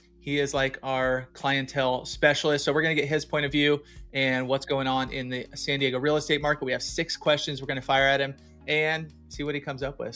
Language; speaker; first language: English; native; English